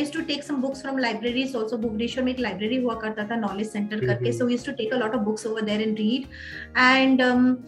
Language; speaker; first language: English; non-native, local second language; Odia